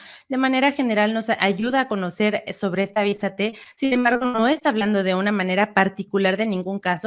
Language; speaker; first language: Spanish; native; Spanish